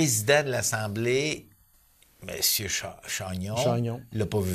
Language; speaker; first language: French; native; French